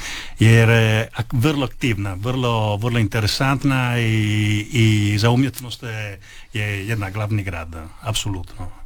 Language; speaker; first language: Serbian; non-native, learner; Italian